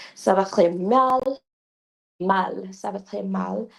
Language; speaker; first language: French; non-native, learner; English